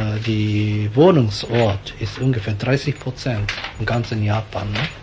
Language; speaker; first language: German; non-native, fluent; Japanese